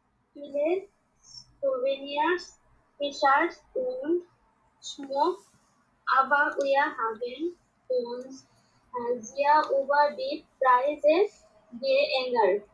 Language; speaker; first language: German; non-native, learner; Bangla